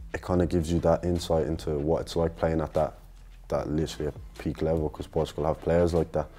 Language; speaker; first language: English; native; English